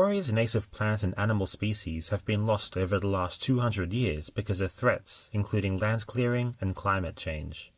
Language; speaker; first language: English; native; English